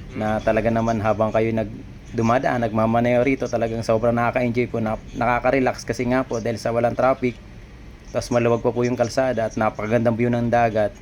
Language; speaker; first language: Filipino; non-native, local second language; Bikol